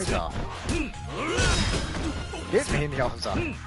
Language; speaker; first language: German; native; German